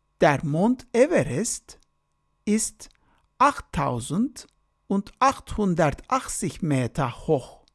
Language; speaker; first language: German; non-native, fluent; Turkish